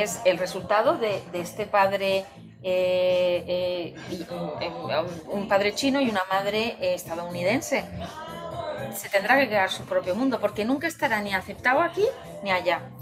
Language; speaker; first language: Spanish; native; Spanish